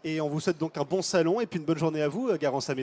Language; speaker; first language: French; native; French